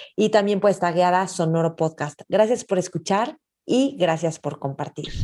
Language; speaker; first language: Spanish; native; Spanish